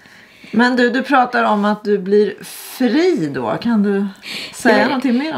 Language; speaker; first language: Swedish; native; Swedish